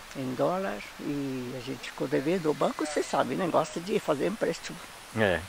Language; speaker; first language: Portuguese; native; Portuguese